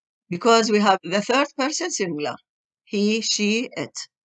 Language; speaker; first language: English; non-native, fluent; Arabic